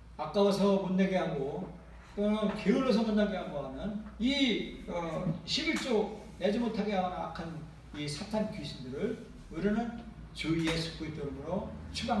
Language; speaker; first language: Korean; native; Korean